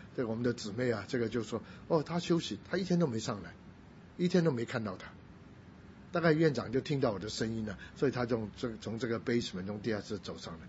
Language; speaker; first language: Chinese; non-native, local second language; Cantonese